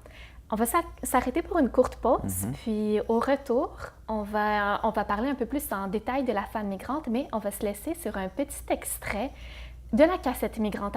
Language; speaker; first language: French; native; French